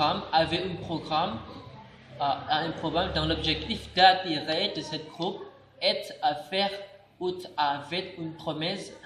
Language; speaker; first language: French; non-native, learner; Indonesian